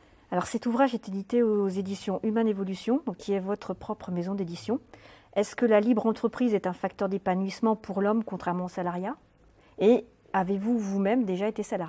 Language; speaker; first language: French; native; French